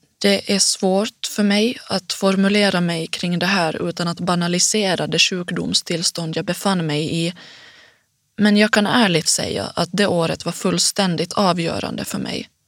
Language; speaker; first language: Swedish; native; Swedish